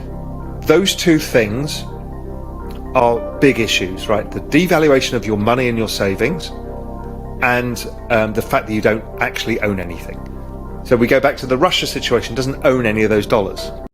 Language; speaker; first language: English; native; English